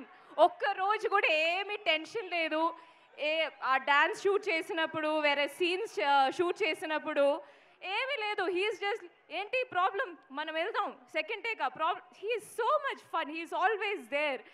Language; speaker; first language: Telugu; non-native, local second language; Malayalam